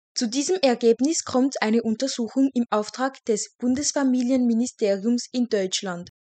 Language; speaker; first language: German; non-native, fluent; French